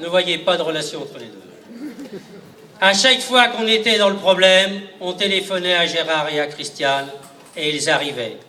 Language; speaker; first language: French; native; French